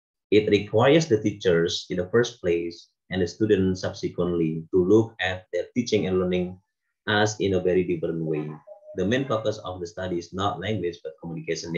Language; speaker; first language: English; non-native, fluent; Indonesian